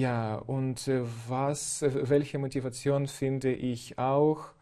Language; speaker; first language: German; non-native, fluent; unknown